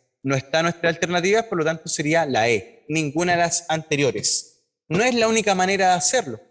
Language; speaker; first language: Spanish; native; Spanish